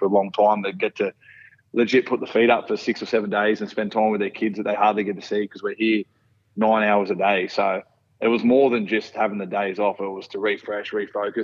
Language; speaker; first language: English; native; English